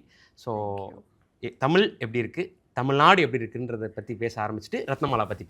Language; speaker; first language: Tamil; native; Tamil